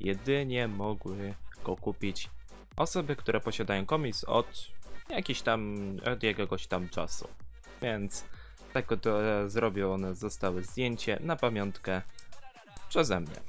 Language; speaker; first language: Polish; native; Polish